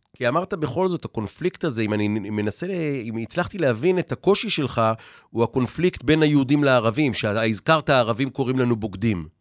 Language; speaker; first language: Hebrew; native; Hebrew